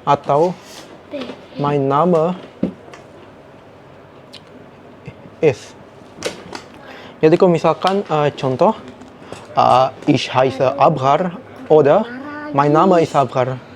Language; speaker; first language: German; non-native, learner; Indonesian